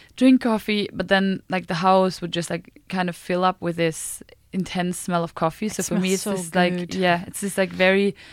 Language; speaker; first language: English; non-native, fluent; German